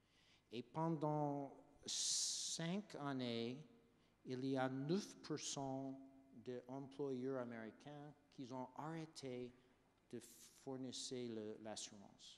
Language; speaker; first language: French; non-native, fluent; English